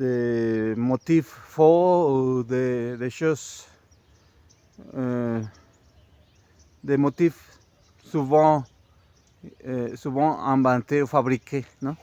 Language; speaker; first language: French; non-native, fluent; Spanish